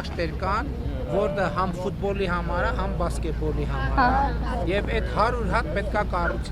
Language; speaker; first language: Armenian; native; Armenian